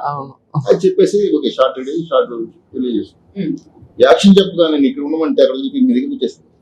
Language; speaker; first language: Telugu; native; Telugu